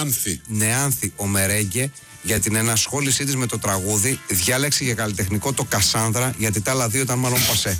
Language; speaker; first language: Greek; native; Greek